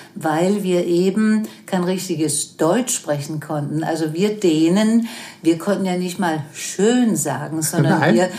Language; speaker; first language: German; non-native, fluent; Danish